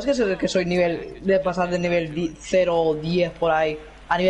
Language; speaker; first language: Spanish; native; Spanish